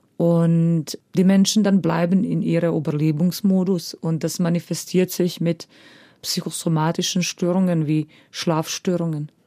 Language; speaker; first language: German; native; German